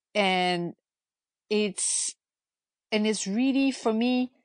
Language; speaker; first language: English; non-native, fluent; French